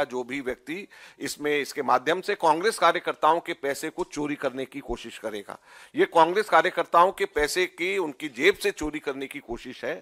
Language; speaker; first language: Hindi; native; Hindi